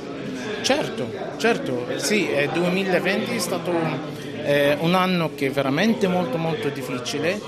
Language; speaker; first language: Italian; non-native, fluent; Arabic